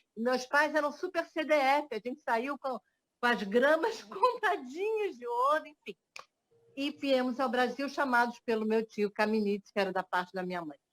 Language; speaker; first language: Portuguese; early bilingual, other home language; French